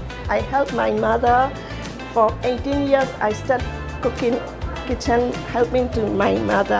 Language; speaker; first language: English; non-native, learner; Burmese